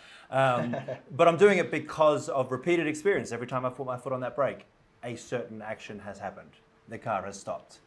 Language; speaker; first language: English; native; English